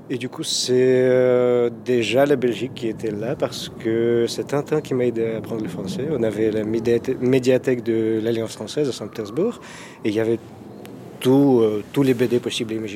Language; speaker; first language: French; non-native, fluent; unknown